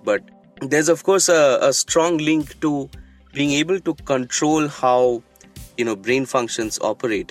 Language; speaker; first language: English; non-native, local second language; Bangla